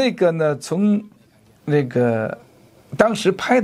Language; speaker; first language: Chinese; native; Chinese